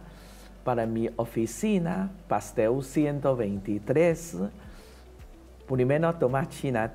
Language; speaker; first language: Spanish; non-native, learner; Chinese